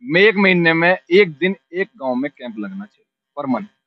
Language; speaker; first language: Hindi; native; Hindi